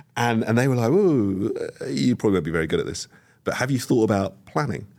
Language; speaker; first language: English; native; English